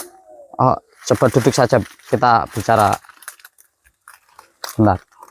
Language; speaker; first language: Indonesian; native; Indonesian